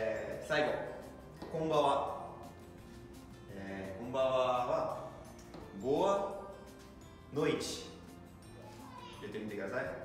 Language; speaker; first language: Japanese; non-native, fluent; Portuguese